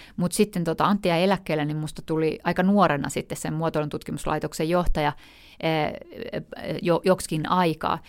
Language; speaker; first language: Finnish; native; Finnish